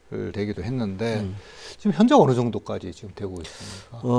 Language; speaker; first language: Korean; native; Korean